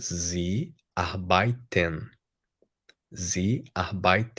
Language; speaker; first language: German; non-native, fluent; Portuguese